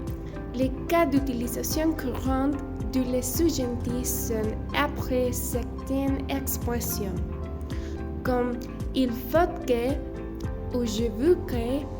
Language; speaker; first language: French; non-native, learner; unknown